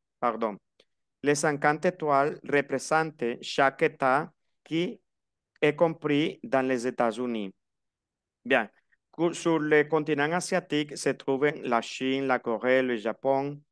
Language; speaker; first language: French; non-native, fluent; Spanish